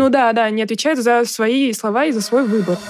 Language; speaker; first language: Russian; native; Russian